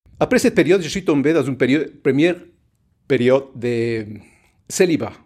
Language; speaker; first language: French; non-native, fluent; Spanish